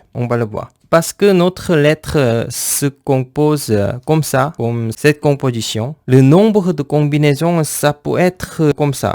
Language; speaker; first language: French; non-native, fluent; Korean